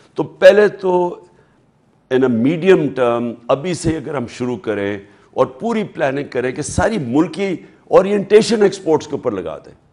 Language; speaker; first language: Urdu; native; Urdu